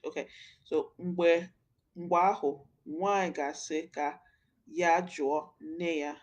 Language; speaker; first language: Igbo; non-native, learner; English